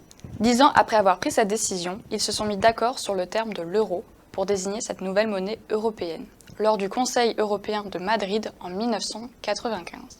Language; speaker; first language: French; native; French